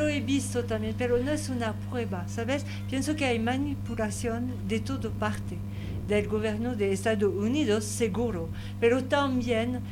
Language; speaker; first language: Spanish; non-native, learner; French